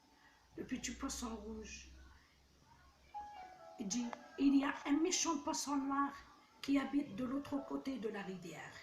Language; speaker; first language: French; non-native, local second language; Arabic